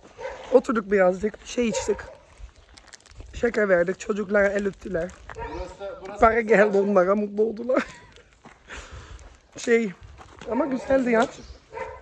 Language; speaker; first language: Turkish; early bilingual, heritage; Turkish